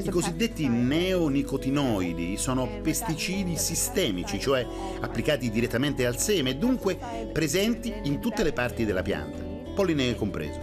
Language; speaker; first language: Italian; native; Italian